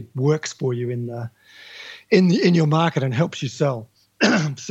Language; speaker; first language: English; native; English